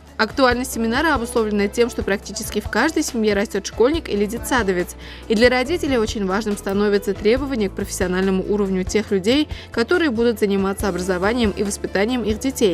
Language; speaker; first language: Russian; native; Russian